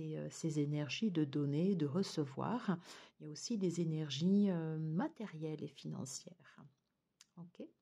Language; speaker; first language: French; native; French